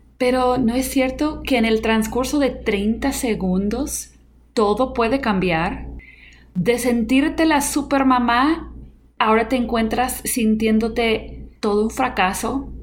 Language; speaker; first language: Spanish; non-native, fluent; English